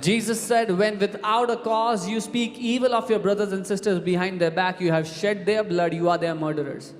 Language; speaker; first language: English; non-native, local second language; Hindi